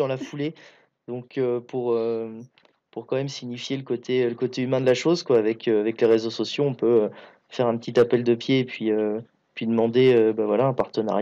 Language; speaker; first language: French; native; French